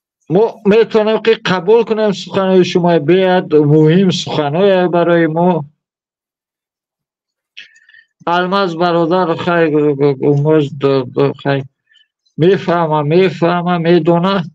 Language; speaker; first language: Persian; non-native, learner; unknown